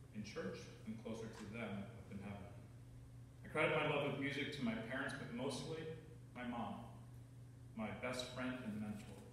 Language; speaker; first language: English; native; English